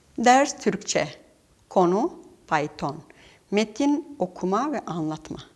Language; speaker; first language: Turkish; native; Turkish